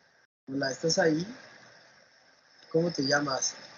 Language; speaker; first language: Spanish; native; Spanish